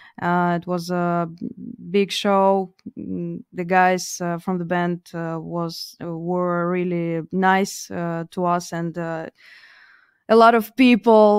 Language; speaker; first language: English; non-native, fluent; Russian